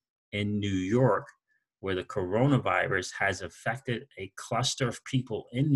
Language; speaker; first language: English; native; English